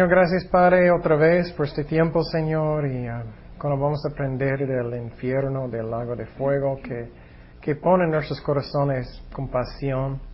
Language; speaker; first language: Spanish; non-native, fluent; English